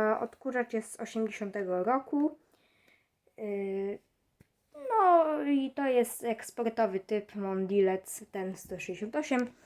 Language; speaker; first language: Polish; native; Polish